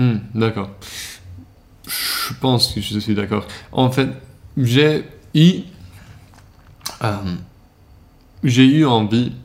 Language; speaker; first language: French; non-native, learner; Swedish